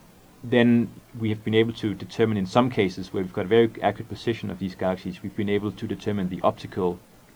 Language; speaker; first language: English; non-native, fluent; Danish